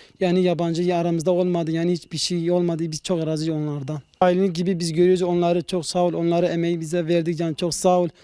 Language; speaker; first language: Turkish; non-native, local second language; Kurdish